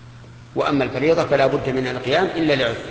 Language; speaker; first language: Arabic; native; Arabic